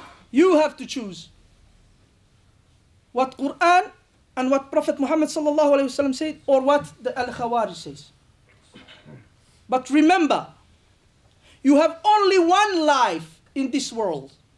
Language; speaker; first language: English; non-native, fluent; Bosnian